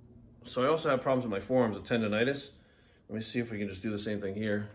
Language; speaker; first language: English; native; English